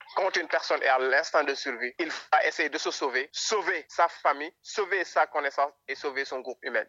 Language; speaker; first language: French; non-native, local second language; Wolof